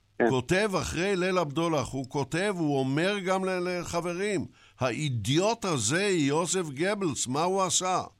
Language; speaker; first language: Hebrew; native; Hebrew